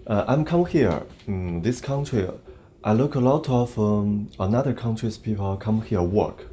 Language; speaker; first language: English; non-native, learner; Chinese